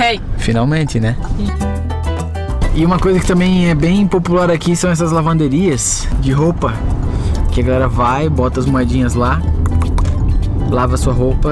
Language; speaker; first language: Portuguese; native; Portuguese